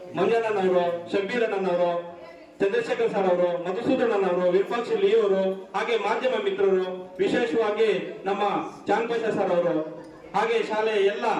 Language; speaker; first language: Kannada; non-native, local second language; Urdu